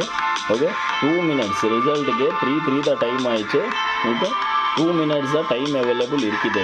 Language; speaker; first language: Tamil; non-native, learner; Kannada